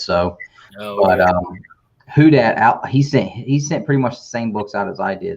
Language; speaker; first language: English; native; English